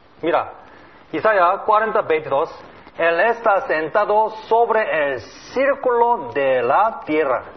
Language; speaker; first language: Spanish; non-native, learner; Korean